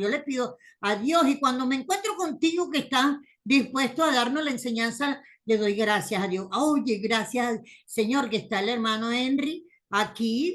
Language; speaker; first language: Spanish; native; Spanish